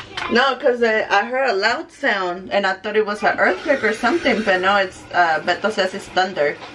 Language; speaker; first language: English; early bilingual, other home language; Spanish